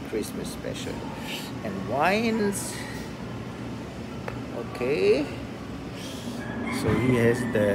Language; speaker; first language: English; non-native, fluent; German